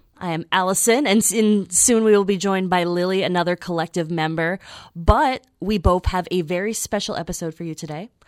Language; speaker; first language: English; native; English